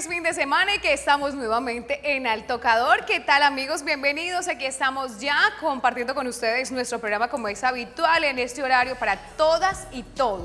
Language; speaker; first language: Spanish; native; Spanish